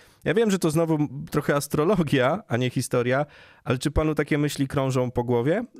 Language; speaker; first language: Polish; native; Polish